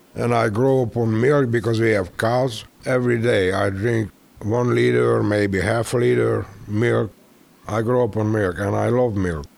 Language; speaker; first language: English; non-native, learner; Hungarian